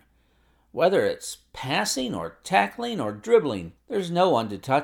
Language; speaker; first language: English; native; English